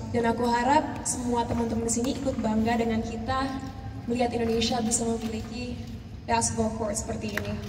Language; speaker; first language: Indonesian; early bilingual, heritage; Indonesian